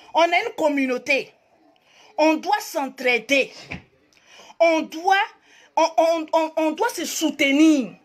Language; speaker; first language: French; native; French